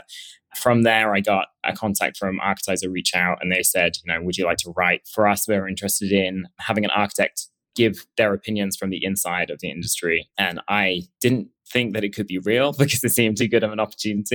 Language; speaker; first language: English; native; English